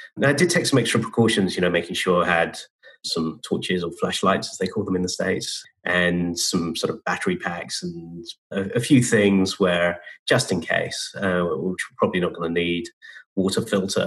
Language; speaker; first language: English; native; English